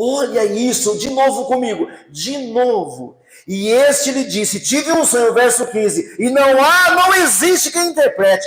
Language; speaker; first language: Portuguese; native; Portuguese